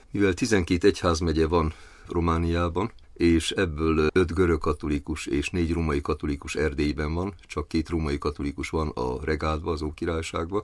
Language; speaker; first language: Hungarian; native; Hungarian